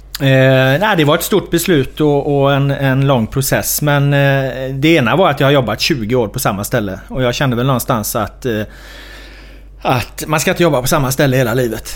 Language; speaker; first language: Swedish; native; Swedish